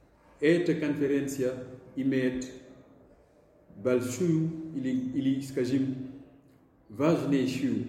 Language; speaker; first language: Russian; non-native, fluent; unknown